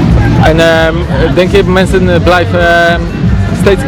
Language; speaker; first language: Dutch; non-native, learner; Polish